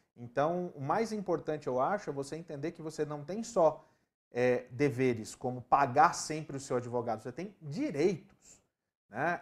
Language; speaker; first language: Portuguese; native; Portuguese